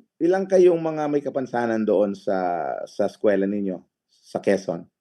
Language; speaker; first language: Filipino; native; Filipino